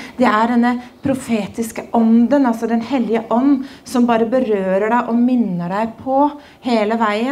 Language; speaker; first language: Norwegian; native; Norwegian